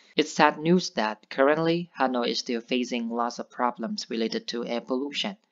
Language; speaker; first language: English; non-native, fluent; Vietnamese